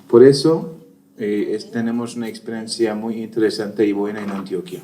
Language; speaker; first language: Spanish; non-native, fluent; Turkish